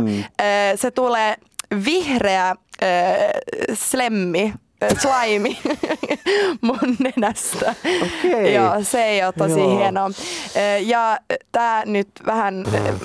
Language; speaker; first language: Finnish; non-native, local second language; Swedish